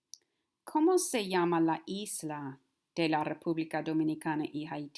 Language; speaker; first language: Spanish; non-native, fluent; English